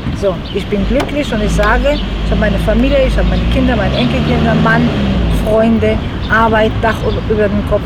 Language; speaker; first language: German; non-native, fluent; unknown